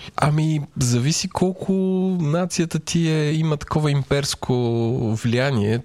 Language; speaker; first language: Bulgarian; native; Bulgarian